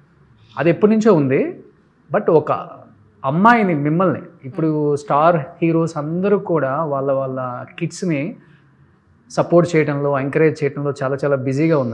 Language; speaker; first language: Telugu; native; Telugu